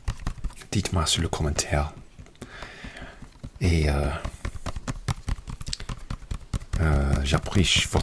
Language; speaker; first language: French; non-native, learner; English